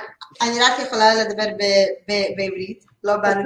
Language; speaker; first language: Hebrew; non-native, learner; Russian